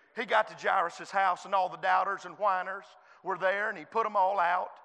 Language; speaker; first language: English; native; English